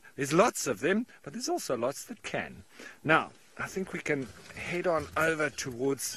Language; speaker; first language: English; native; English